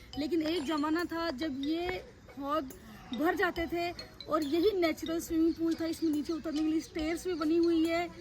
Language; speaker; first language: Hindi; native; Hindi